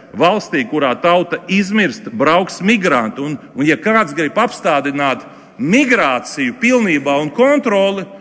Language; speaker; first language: Latvian; non-native, local second language; Russian